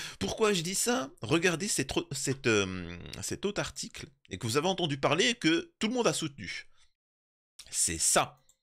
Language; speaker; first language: French; native; French